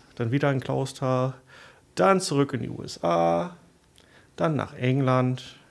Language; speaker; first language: German; non-native, fluent; English